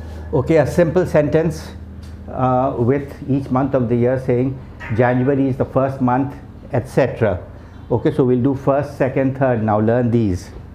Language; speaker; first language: English; non-native, local second language; Urdu